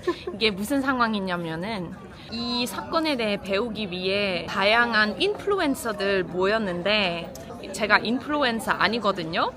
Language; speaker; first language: Korean; non-native, fluent; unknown